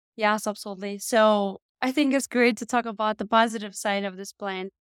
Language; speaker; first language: English; non-native, fluent; Lithuanian